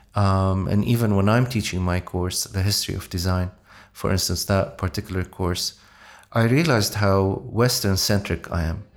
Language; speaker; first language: English; non-native, fluent; Arabic